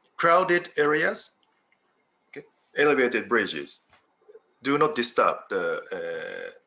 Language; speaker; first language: English; non-native, fluent; Japanese